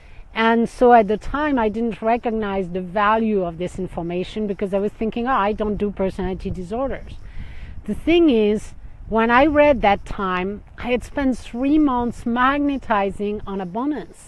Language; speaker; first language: English; non-native, fluent; French